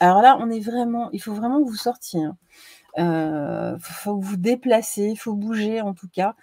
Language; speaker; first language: French; native; French